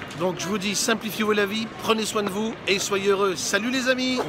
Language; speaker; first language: French; native; French